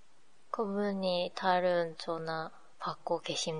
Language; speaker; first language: Korean; non-native, learner; Japanese